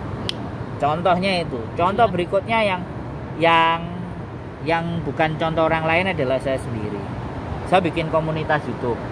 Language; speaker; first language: Indonesian; non-native, local second language; Javanese